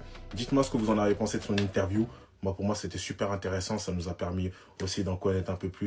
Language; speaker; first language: French; native; French